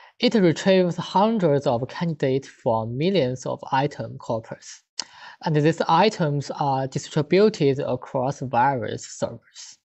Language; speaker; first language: English; non-native, fluent; Chinese